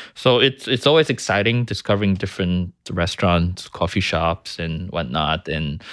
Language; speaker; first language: English; early bilingual, other home language; Chinese